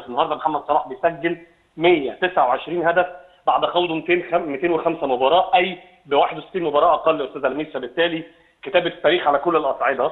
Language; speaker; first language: Arabic; native; Arabic